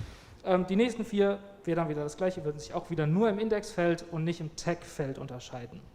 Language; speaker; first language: German; native; German